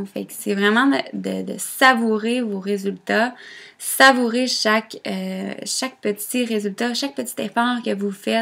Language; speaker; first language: French; native; French